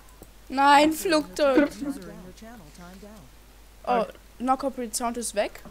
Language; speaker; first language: German; native; German